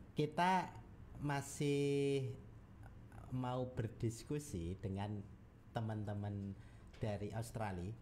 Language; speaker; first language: Indonesian; native; Indonesian